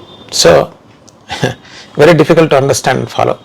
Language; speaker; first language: English; non-native, local second language; Telugu